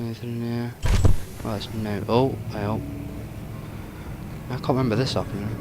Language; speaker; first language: English; native; English